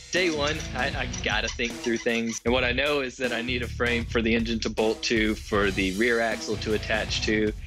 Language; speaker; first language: English; native; English